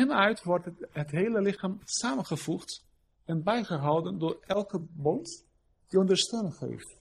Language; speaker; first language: Dutch; non-native, fluent; Portuguese